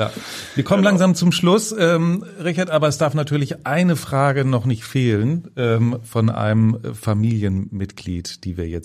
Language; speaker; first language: German; native; German